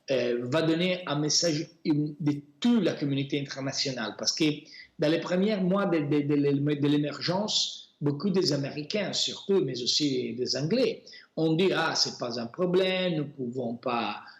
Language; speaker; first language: French; non-native, fluent; Italian